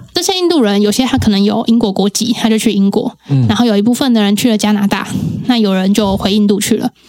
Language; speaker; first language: Chinese; native; Chinese